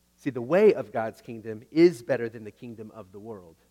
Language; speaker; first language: English; native; English